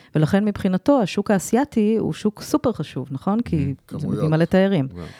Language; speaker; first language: Hebrew; non-native, fluent; English